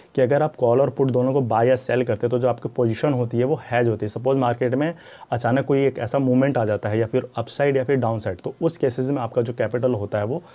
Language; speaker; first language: Hindi; native; Hindi